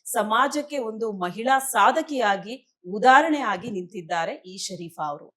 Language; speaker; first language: Kannada; native; Kannada